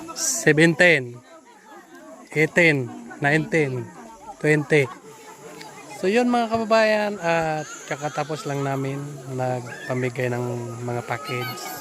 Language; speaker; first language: Filipino; non-native, local second language; Cebuano